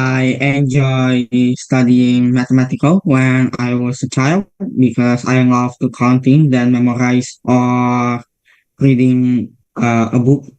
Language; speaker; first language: English; non-native, learner; Indonesian